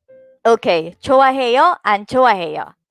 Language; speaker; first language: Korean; non-native, fluent; Filipino